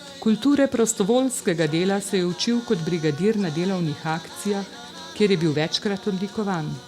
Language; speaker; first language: Slovenian; native; Slovenian